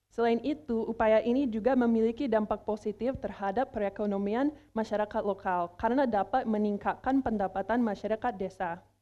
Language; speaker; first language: Indonesian; non-native, fluent; English